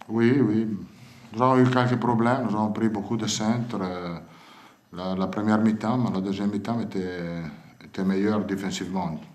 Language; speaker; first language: French; non-native, fluent; Italian